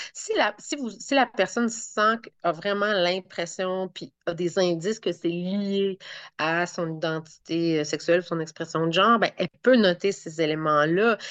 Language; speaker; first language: French; native; French